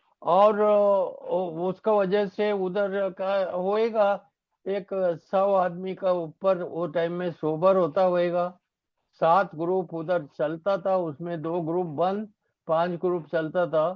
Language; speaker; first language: Hindi; non-native, local second language; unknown